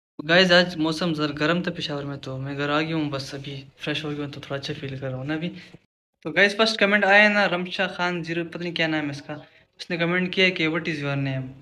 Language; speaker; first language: Urdu; non-native, local second language; Pashto